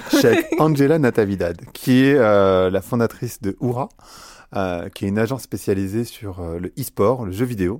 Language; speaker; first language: French; native; French